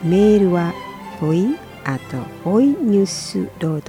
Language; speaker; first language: Japanese; non-native, fluent; Indonesian